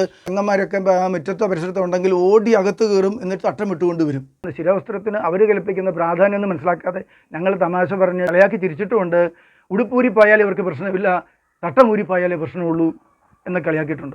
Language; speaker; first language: Malayalam; native; Malayalam